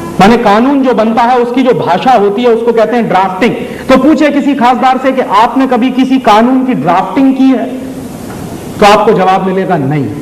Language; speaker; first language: Hindi; native; Hindi